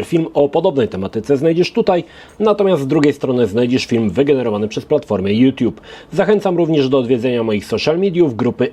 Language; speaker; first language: Polish; native; Polish